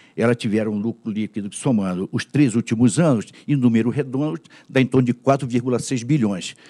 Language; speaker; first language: Portuguese; native; Portuguese